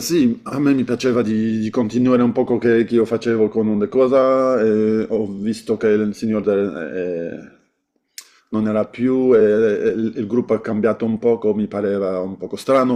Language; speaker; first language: Italian; non-native, fluent; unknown